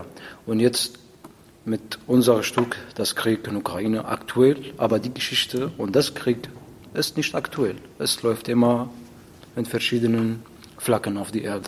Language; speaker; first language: German; non-native, learner; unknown